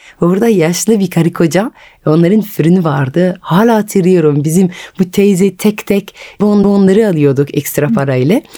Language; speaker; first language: Turkish; non-native, fluent; French